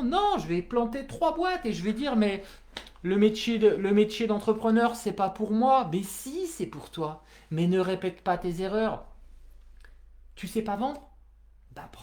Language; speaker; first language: French; native; French